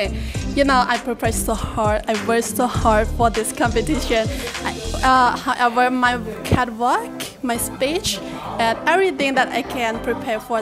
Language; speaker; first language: English; non-native, fluent; Lao